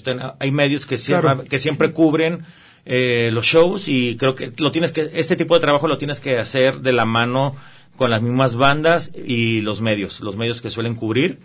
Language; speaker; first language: Spanish; native; Spanish